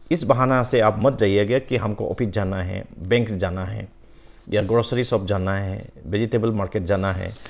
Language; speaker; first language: Hindi; non-native, local second language; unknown